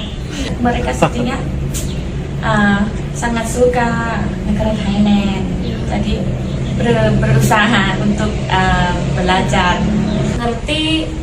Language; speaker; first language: Indonesian; non-native, learner; Thai